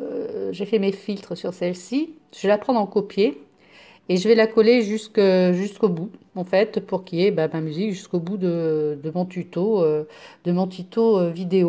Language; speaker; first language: French; native; French